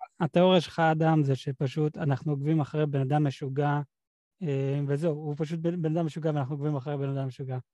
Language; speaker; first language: Hebrew; native; Hebrew